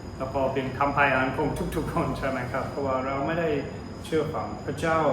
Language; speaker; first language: Thai; non-native, fluent; English